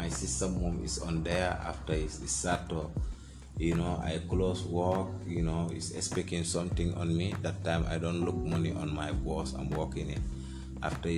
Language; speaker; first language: English; non-native, fluent; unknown